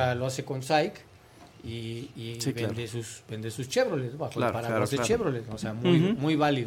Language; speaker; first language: Spanish; native; Spanish